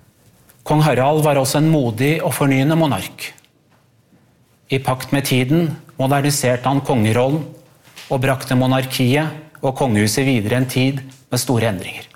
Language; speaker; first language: Norwegian; native; Norwegian